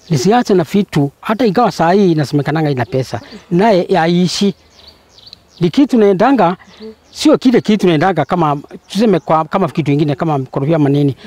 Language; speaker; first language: Swahili; non-native, local second language; Kikuyu